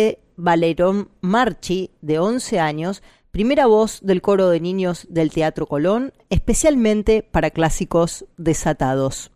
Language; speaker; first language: Spanish; native; Spanish